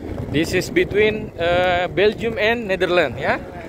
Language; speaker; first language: English; non-native, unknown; Indonesian